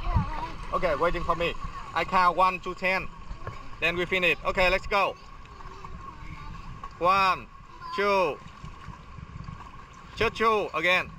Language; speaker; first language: English; non-native, learner; Vietnamese